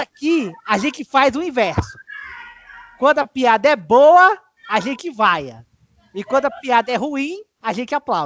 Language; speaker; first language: Portuguese; native; Portuguese